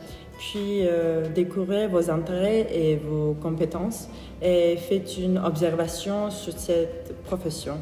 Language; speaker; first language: French; non-native, fluent; Turkish